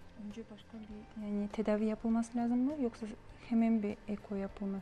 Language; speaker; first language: Turkish; non-native, fluent; Kyrgyz